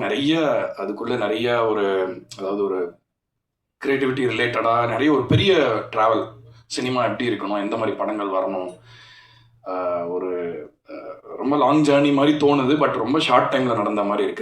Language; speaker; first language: Tamil; native; Tamil